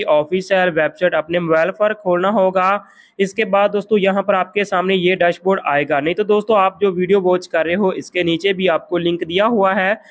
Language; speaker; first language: Hindi; non-native, local second language; Punjabi